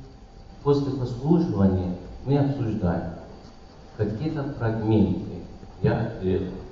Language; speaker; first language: Russian; non-native, learner; Persian